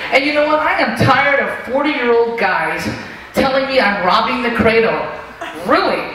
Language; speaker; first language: English; native; English